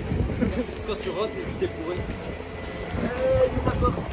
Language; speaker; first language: French; native; French